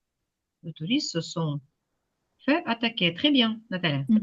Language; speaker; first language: French; non-native, fluent; Ukrainian